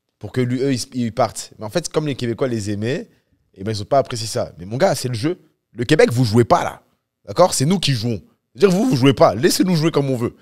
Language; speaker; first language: French; native; French